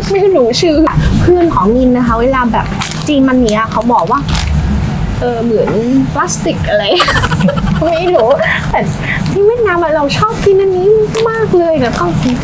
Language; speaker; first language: Thai; non-native, fluent; Vietnamese